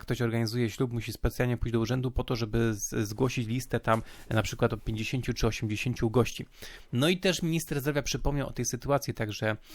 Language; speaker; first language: Polish; native; Polish